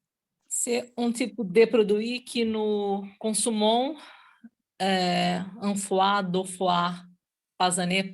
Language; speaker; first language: French; non-native, learner; Portuguese